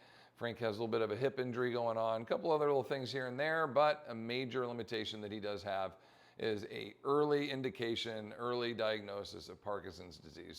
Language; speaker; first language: English; native; English